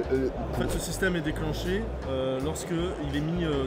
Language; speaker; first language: French; native; French